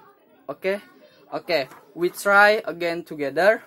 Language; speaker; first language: English; non-native, learner; Indonesian